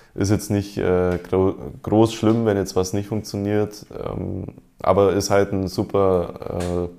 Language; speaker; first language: German; native; German